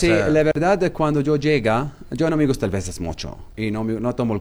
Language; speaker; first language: Spanish; non-native, learner; Arabic